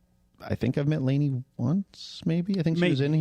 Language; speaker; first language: English; native; English